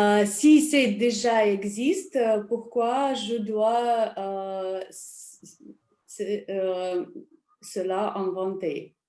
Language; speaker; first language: French; non-native, learner; Russian